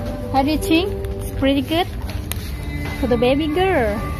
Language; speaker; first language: English; non-native, learner; Indonesian